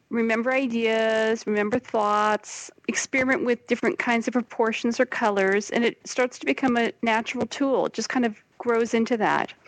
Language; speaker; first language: English; native; English